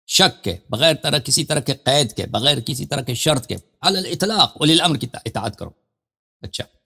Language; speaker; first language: Urdu; non-native, fluent; Persian